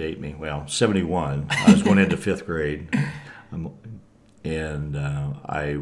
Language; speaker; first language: English; native; English